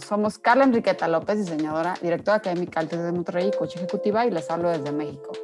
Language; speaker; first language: Spanish; native; Spanish